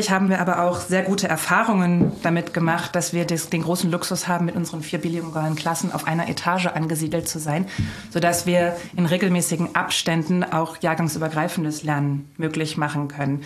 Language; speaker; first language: German; native; German